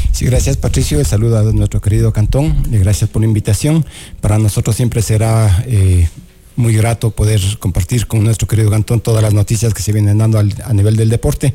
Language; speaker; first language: Spanish; native; Spanish